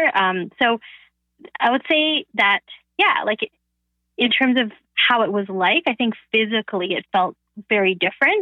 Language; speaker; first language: English; non-native, fluent; Bangla